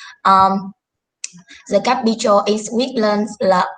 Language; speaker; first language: English; non-native, learner; Vietnamese